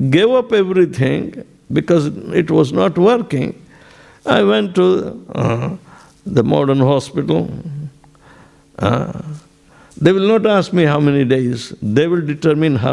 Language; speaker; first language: English; non-native, local second language; Gujarati